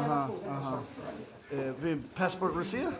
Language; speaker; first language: Russian; non-native, learner; English